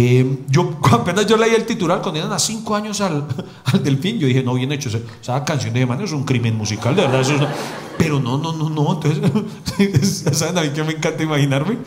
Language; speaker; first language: Spanish; native; Spanish